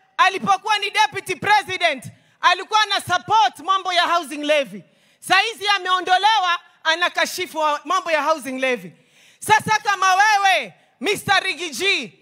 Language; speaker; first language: Swahili; native; Swahili